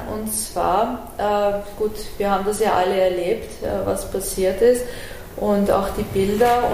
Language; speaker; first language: German; early bilingual, other home language; Persian